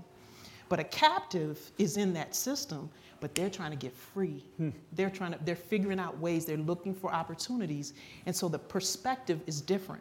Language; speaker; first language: English; native; English